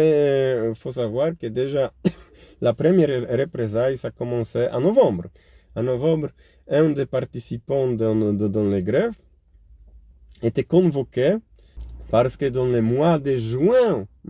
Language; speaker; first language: French; non-native, learner; Polish